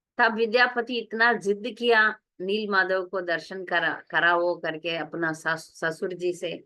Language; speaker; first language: Hindi; non-native, local second language; Tamil